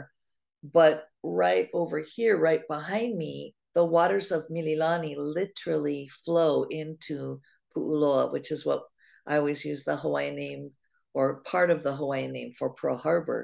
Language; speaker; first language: English; native; English